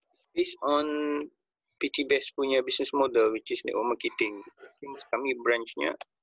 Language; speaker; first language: English; non-native, local second language; Malay